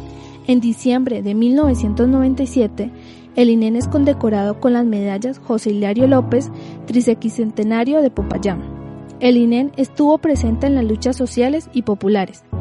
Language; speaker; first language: Spanish; native; Spanish